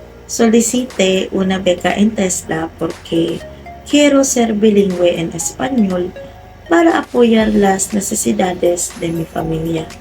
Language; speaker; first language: Spanish; non-native, learner; Filipino